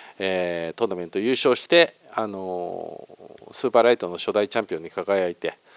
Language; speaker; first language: Japanese; native; Japanese